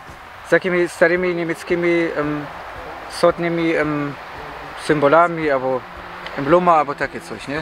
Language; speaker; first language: Polish; early bilingual, heritage; German